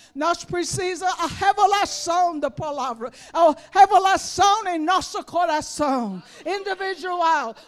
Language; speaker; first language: Portuguese; non-native, learner; English